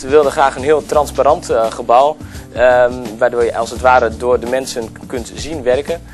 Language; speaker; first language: Dutch; native; Dutch